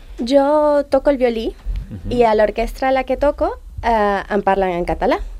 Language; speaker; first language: Catalan; non-native, learner; Spanish